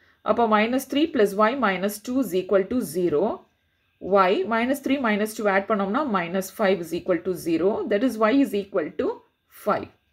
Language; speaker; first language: English; non-native, local second language; Tamil